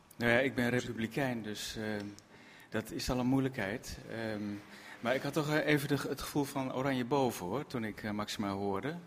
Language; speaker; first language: Dutch; native; Dutch